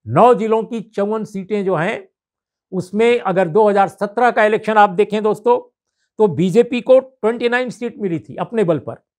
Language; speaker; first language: Hindi; native; Hindi